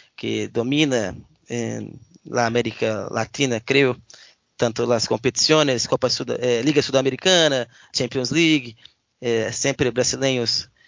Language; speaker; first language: Spanish; non-native, learner; Portuguese